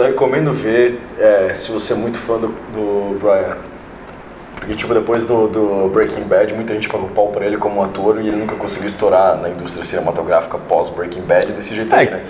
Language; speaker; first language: Portuguese; native; Portuguese